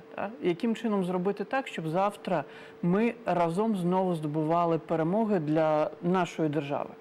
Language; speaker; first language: Ukrainian; non-native, local second language; Crimean Tatar